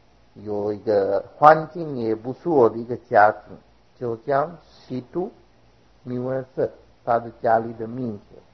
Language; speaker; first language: Chinese; non-native, fluent; Sinhala